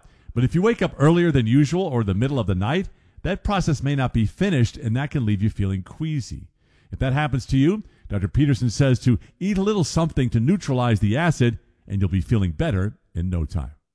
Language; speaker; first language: English; native; English